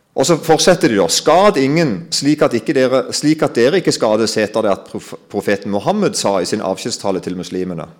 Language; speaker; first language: Norwegian; native; Norwegian